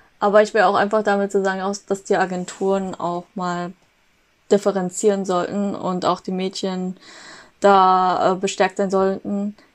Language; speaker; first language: German; native; German